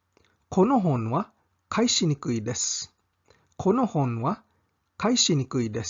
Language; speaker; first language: Japanese; non-native, fluent; English